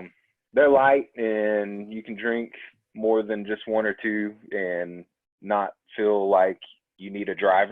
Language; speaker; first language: English; native; English